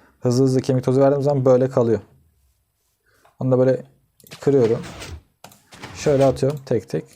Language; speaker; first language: Turkish; native; Turkish